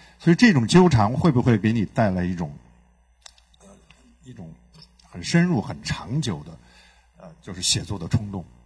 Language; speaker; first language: Chinese; native; Chinese